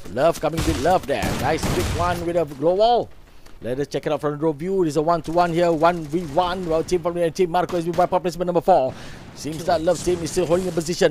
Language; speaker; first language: English; non-native, local second language; Malay